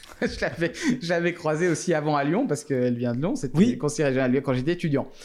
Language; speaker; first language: French; native; French